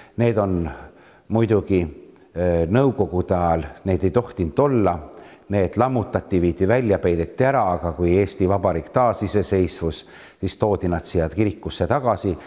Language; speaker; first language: Estonian; native; Estonian